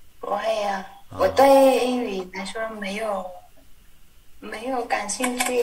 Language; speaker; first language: Chinese; non-native, learner; Vietnamese